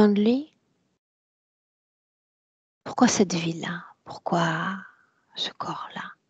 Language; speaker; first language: French; native; French